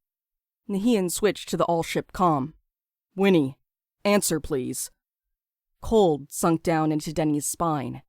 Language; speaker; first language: English; native; English